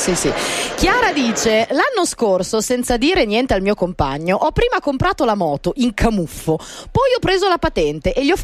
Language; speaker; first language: Italian; native; Italian